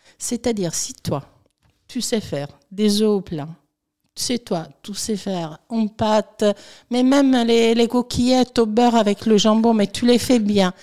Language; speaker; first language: French; non-native, fluent; Italian